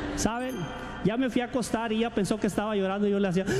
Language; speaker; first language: Spanish; native; Spanish